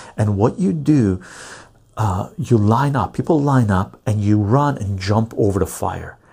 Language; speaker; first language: English; early bilingual, other home language; Persian